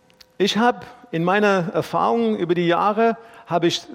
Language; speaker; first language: German; non-native, fluent; English